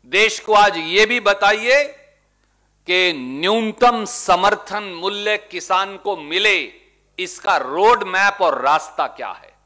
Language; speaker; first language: Hindi; native; Hindi